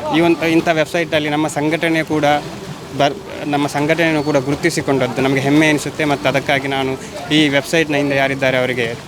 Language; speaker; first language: Kannada; non-native, local second language; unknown